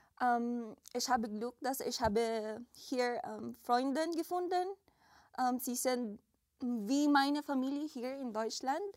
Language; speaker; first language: German; non-native, learner; Filipino